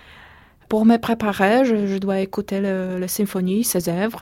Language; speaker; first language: French; non-native, fluent; Polish